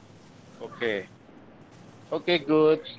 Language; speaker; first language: English; non-native, learner; Indonesian